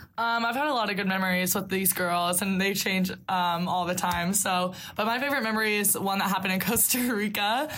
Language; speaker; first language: English; native; English